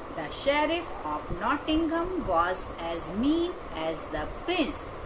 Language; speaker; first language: English; non-native, local second language; Hindi